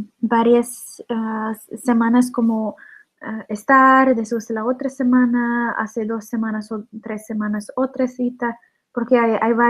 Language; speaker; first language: Spanish; non-native, learner; English